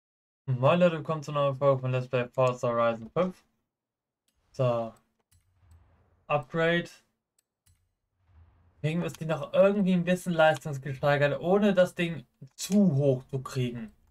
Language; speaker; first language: German; native; German